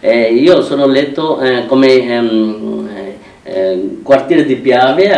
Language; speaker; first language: Italian; non-native, fluent; Bangla